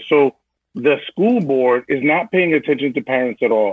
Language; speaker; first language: English; early bilingual, other home language; Spanish